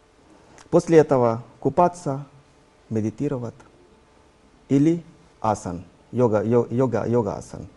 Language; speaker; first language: Russian; non-native, learner; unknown